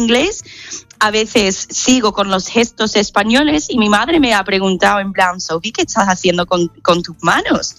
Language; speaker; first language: Spanish; non-native, fluent; English